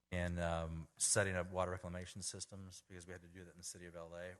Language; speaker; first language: English; native; English